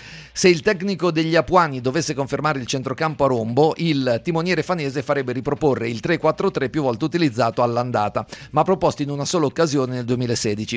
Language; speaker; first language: Italian; native; Italian